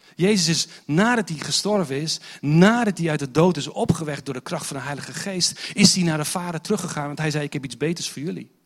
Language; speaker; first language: Dutch; non-native, fluent; English